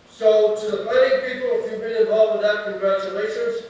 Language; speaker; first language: English; native; English